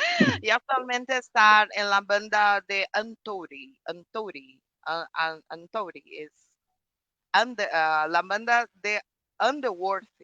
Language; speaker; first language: Spanish; non-native, fluent; Portuguese